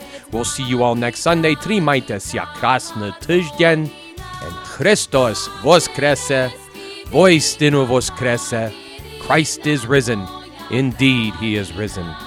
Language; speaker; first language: English; native; English